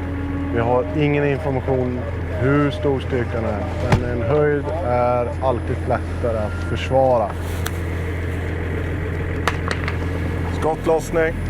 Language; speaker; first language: Swedish; native; Swedish